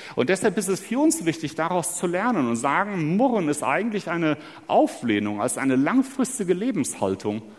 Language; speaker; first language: German; early bilingual, other home language; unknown